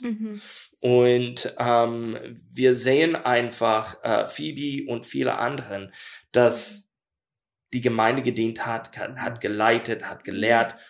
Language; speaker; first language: German; non-native, learner; English